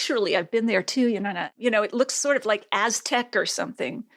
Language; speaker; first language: English; native; English